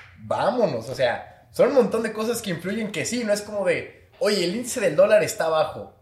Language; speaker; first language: Spanish; native; Spanish